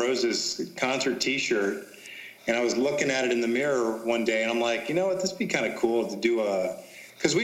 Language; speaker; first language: English; native; English